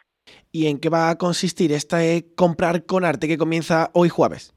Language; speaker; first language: Spanish; native; Spanish